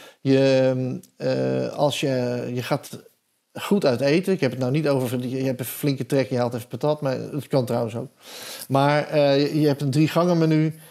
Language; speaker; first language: Dutch; native; Dutch